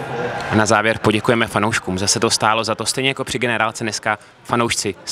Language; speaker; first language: Czech; native; Czech